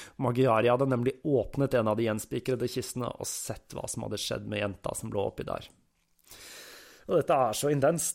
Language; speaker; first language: Norwegian; native; Norwegian